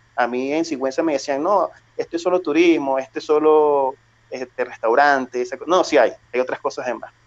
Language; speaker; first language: Spanish; native; Spanish